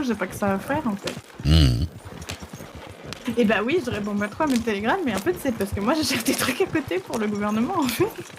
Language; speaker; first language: French; native; French